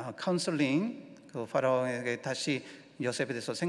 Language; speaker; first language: Korean; non-native, learner; Spanish